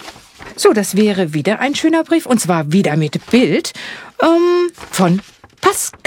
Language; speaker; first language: German; native; German